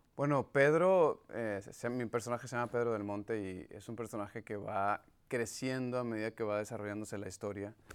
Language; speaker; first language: Spanish; native; Spanish